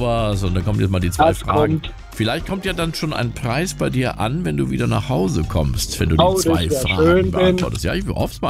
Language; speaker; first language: German; native; German